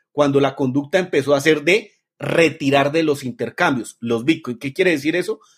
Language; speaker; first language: Spanish; native; Spanish